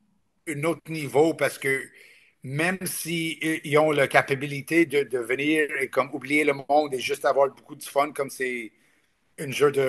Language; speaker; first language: French; non-native, local second language; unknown